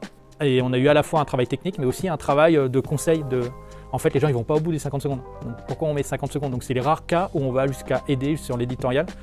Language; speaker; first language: French; native; French